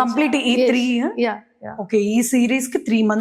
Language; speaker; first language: Telugu; native; Telugu